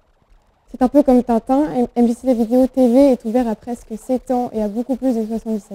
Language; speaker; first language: French; native; French